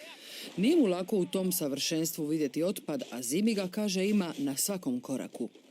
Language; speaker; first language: Croatian; native; Croatian